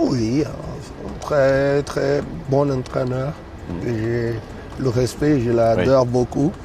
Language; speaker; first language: French; non-native, learner; Portuguese